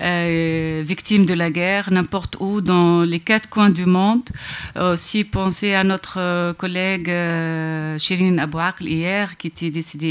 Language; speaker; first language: French; non-native, local second language; Arabic